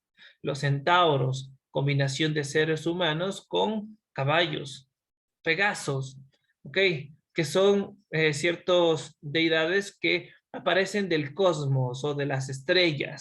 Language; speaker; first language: Spanish; native; Spanish